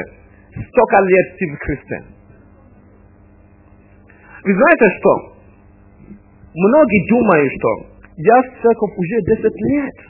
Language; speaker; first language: Russian; non-native, fluent; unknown